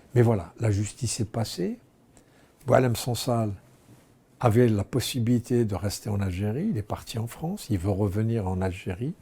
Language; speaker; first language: French; non-native, local second language; Arabic